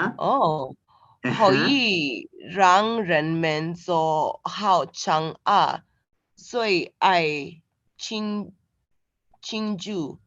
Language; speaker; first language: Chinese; non-native, learner; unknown